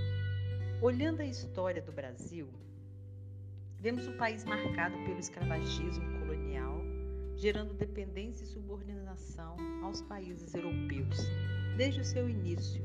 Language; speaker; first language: Portuguese; native; Portuguese